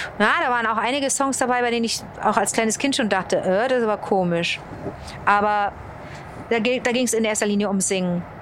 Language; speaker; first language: German; native; German